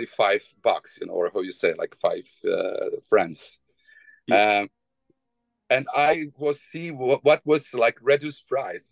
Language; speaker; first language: English; non-native, fluent; Bosnian